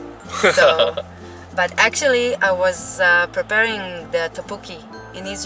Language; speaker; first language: English; non-native, fluent; Hebrew